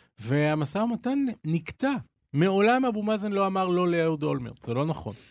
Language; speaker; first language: Hebrew; native; Hebrew